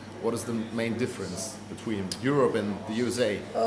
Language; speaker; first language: English; non-native, fluent; German